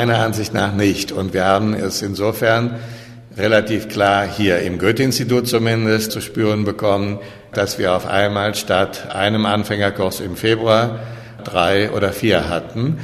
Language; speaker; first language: German; native; German